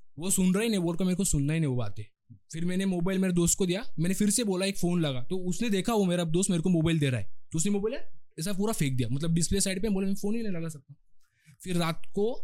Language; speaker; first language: Hindi; non-native, local second language; Marathi